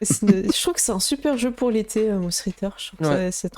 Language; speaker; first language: French; native; French